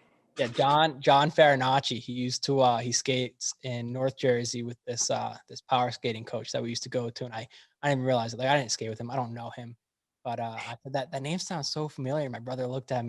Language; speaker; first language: English; native; English